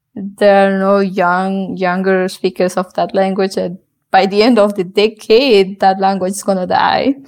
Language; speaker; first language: English; non-native, fluent; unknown